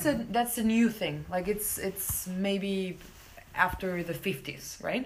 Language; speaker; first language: English; non-native, fluent; Spanish